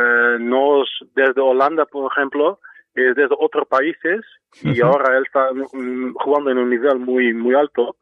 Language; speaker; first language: Spanish; non-native, learner; Dutch